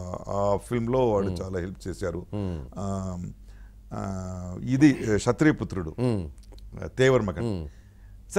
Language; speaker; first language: Telugu; non-native, learner; Tamil